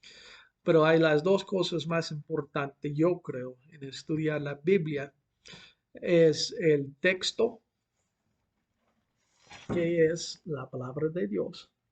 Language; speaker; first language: Spanish; non-native, fluent; English